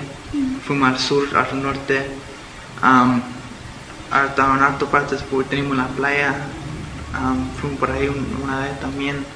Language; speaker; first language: Spanish; early bilingual, heritage; Spanish